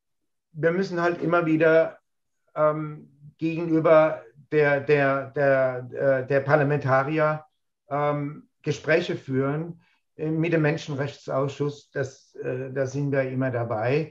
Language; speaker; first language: German; native; German